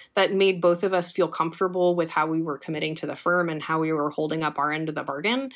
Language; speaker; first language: English; native; English